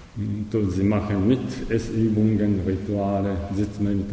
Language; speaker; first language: German; non-native, learner; Japanese